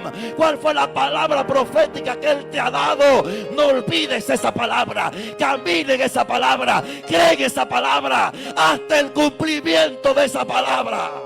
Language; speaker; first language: Spanish; native; Spanish